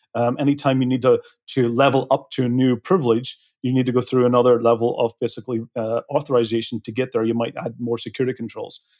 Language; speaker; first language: English; native; English